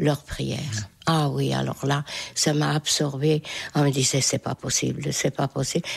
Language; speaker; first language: French; non-native, fluent; Hungarian